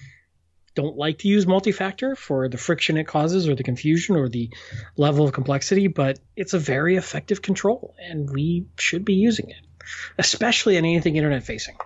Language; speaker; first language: English; native; English